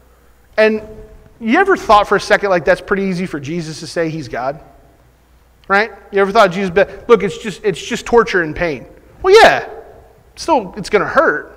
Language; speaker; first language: English; native; English